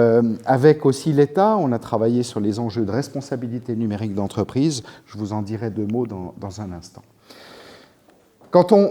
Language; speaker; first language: French; native; French